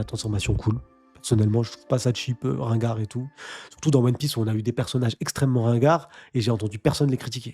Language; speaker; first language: French; native; French